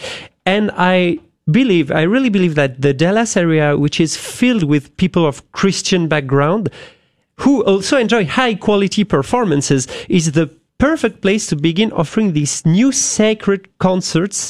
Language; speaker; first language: English; non-native, fluent; French